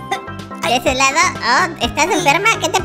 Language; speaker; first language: Spanish; native; Spanish